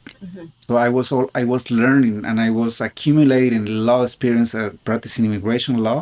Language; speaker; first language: English; non-native, fluent; Spanish